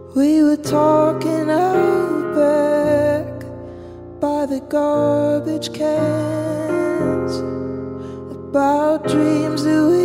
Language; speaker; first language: English; native; English